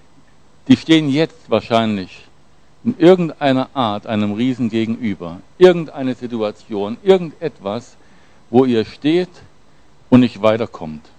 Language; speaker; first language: German; native; German